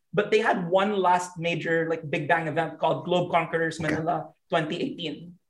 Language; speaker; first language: English; non-native, local second language; Hiligaynon